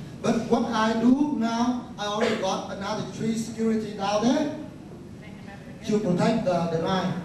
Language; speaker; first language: English; non-native, fluent; Vietnamese